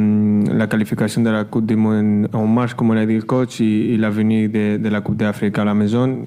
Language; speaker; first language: French; non-native, learner; Spanish